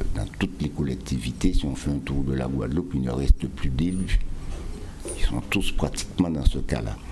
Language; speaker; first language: French; native; French